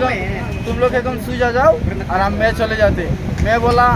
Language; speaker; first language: Hindi; non-native, learner; Bangla